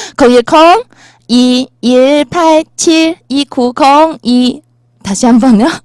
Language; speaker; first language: Korean; non-native, fluent; Chinese